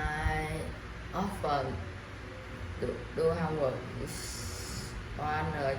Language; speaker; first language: English; non-native, learner; Vietnamese